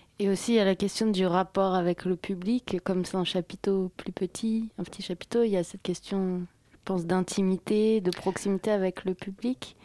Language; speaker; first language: French; native; French